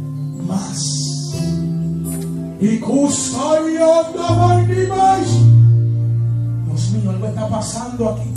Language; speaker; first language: Spanish; native; Spanish